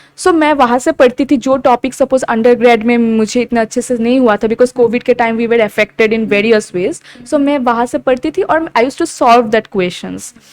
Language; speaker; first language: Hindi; non-native, local second language; Assamese